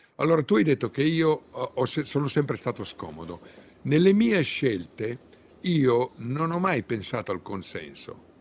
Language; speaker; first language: Italian; native; Italian